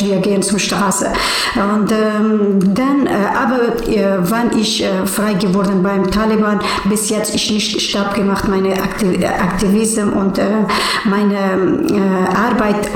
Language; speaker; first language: German; non-native, learner; Persian